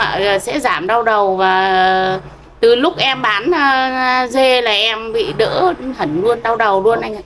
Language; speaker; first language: Vietnamese; non-native, fluent; Chinese